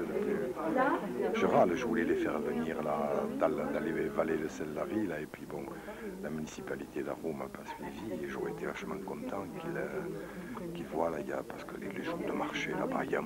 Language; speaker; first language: French; native; French